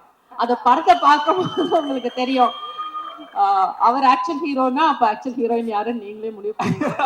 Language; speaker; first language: Tamil; native; Tamil